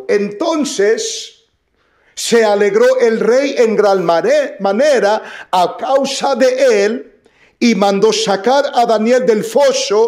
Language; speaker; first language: Spanish; native; Spanish